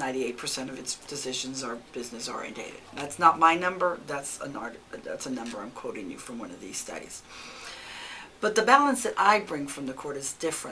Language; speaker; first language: English; early bilingual, other home language; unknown